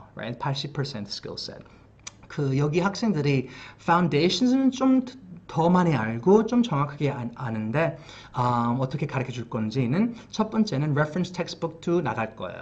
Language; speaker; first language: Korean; early bilingual, heritage; English